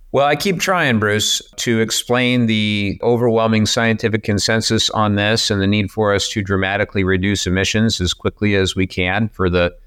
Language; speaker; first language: English; native; English